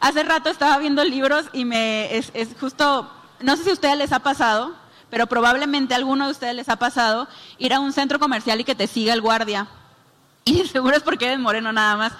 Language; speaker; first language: Spanish; native; Spanish